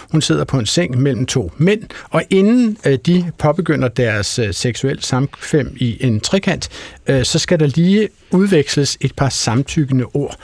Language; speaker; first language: Danish; native; Danish